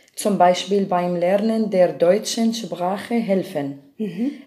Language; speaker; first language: German; non-native, learner; Arabic